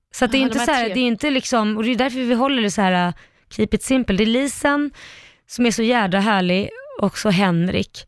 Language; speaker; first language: Swedish; early bilingual, other home language; Arabic